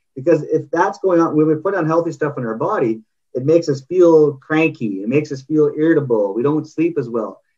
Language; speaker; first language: English; native; English